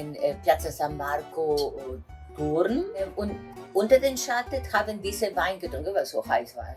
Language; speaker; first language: German; non-native, fluent; Italian